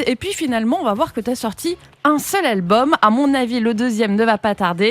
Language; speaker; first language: French; native; French